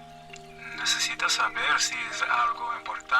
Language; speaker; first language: Spanish; non-native, learner; English